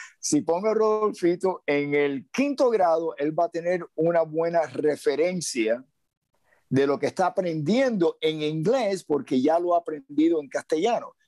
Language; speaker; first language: Spanish; native; Spanish